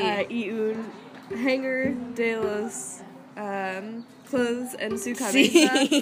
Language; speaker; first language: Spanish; non-native, learner; English